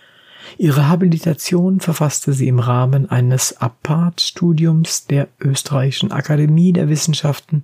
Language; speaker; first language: German; native; German